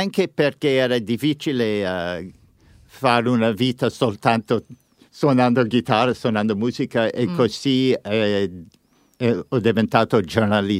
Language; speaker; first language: Italian; non-native, learner; English